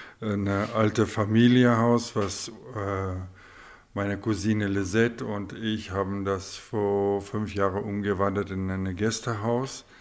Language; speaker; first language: German; non-native, local second language; Afrikaans